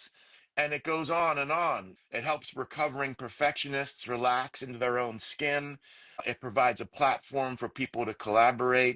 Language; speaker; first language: English; native; English